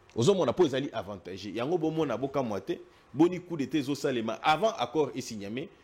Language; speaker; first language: Lingala; non-native, local second language; Luba-Lulua